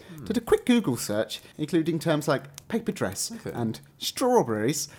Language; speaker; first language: English; native; English